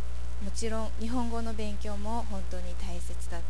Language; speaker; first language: Japanese; non-native, fluent; Korean